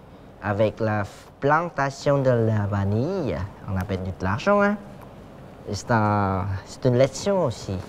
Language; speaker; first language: French; non-native, fluent; Vietnamese